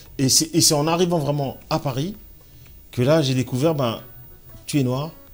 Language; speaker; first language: French; early bilingual, other home language; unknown